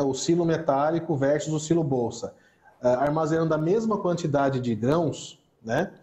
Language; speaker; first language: Portuguese; native; Portuguese